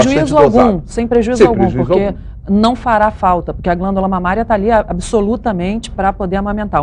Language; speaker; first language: Portuguese; native; Portuguese